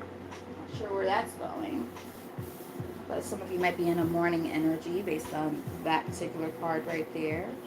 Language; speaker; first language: English; native; English